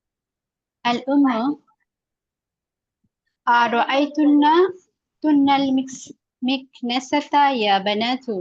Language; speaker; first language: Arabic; non-native, learner; Bangla